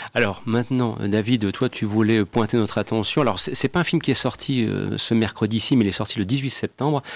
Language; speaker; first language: French; native; French